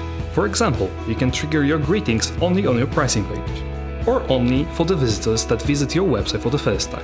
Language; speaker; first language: English; non-native, fluent; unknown